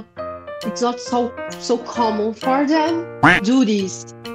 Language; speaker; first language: English; non-native, learner; Portuguese